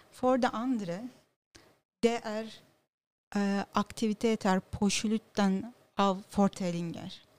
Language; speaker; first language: Norwegian; non-native, learner; Turkish